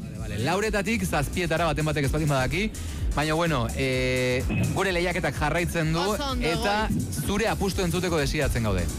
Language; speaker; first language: Basque; native; Basque